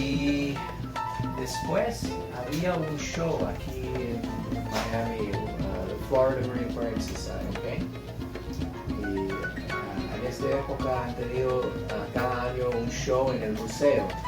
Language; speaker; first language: Spanish; non-native, learner; English